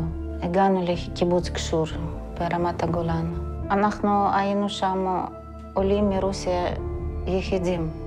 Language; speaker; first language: Hebrew; non-native, fluent; Russian